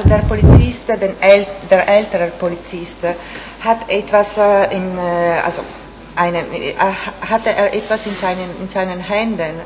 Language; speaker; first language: German; non-native, fluent; Italian